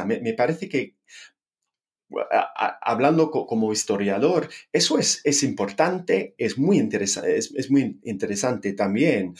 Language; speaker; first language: Spanish; non-native, fluent; English